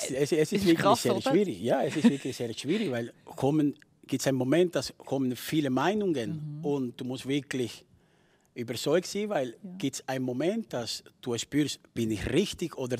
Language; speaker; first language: German; non-native, fluent; Spanish